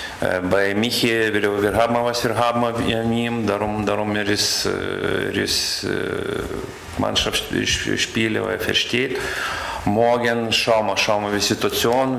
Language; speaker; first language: German; non-native, learner; Lithuanian